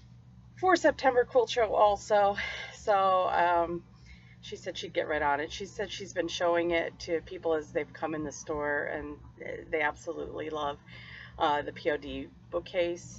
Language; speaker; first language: English; native; English